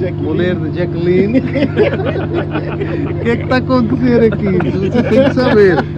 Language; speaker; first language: Portuguese; non-native, learner; Punjabi